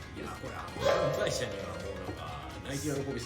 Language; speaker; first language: Japanese; native; Japanese